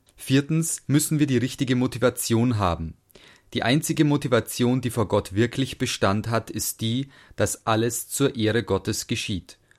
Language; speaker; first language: German; non-native, fluent; English